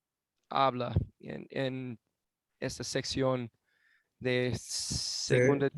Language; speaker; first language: Spanish; non-native, fluent; English